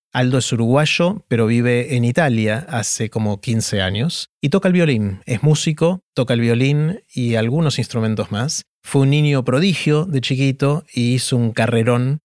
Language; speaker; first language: Spanish; native; Spanish